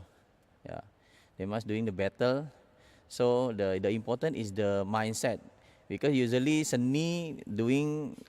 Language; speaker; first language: English; non-native, learner; Indonesian